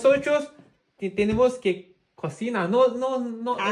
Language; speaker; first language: Spanish; non-native, learner; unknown